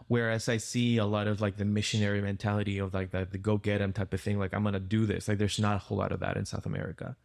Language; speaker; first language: English; non-native, fluent; Spanish